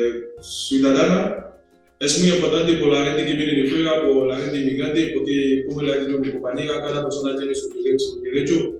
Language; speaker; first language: Spanish; non-native, learner; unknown